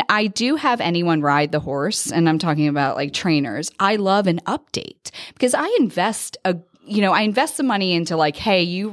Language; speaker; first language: English; native; English